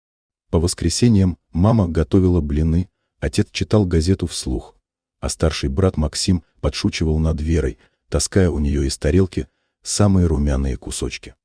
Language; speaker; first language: Russian; native; Russian